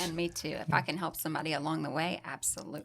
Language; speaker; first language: English; native; English